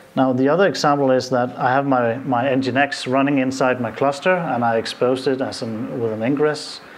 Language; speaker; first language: English; non-native, fluent; Danish